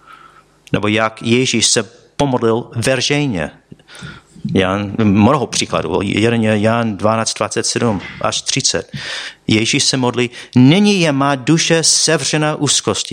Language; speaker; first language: Czech; non-native, fluent; English